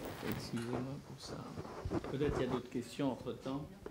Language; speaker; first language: French; native; French